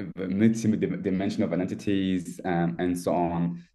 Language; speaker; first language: English; non-native, fluent; French